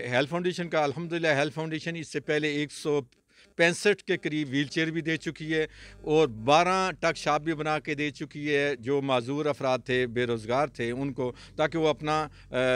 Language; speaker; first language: Urdu; non-native, local second language; Northern Hindko